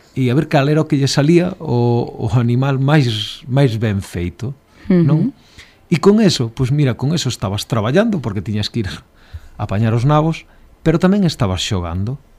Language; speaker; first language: Galician; native; Galician